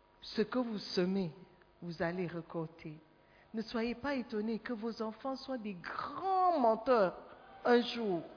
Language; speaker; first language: French; non-native, fluent; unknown